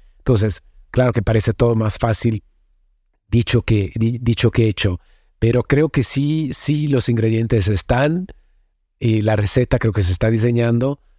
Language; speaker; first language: Spanish; non-native, fluent; Italian